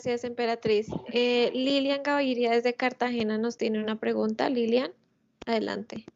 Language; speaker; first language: Spanish; native; Spanish